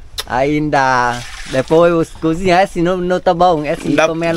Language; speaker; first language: Portuguese; non-native, learner; Vietnamese